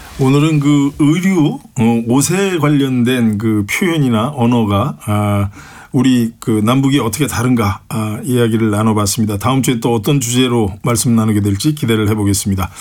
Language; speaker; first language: Korean; native; Korean